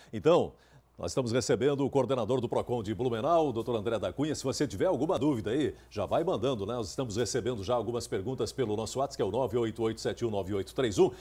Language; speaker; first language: Portuguese; native; Portuguese